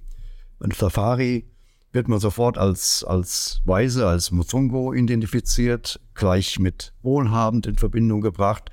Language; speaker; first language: German; native; German